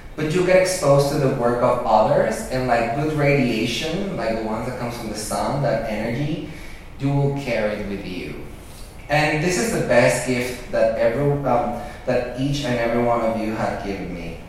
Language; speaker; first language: English; early bilingual, other home language; Spanish